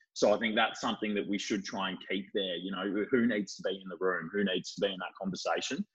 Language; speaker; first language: English; native; English